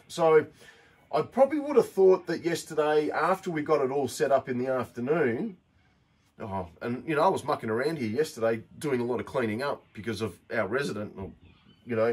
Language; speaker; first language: English; native; English